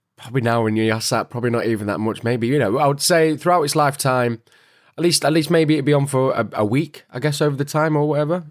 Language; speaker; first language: English; native; English